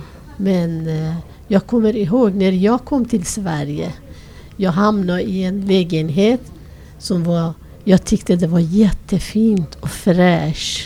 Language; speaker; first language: Swedish; non-native, fluent; Persian